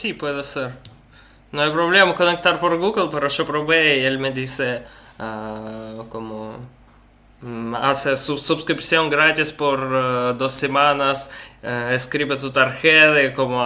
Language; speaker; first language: Spanish; non-native, learner; Russian